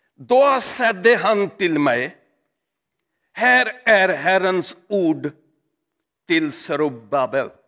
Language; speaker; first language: Swedish; non-native, learner; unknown